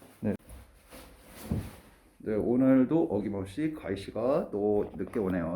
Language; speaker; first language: Korean; native; Korean